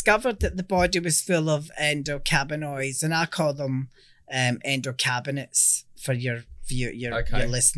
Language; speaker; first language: English; native; English